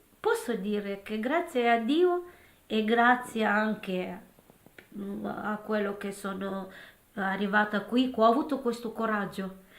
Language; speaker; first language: Italian; non-native, learner; Romanian